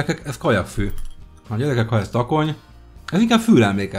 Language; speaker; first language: Hungarian; native; Hungarian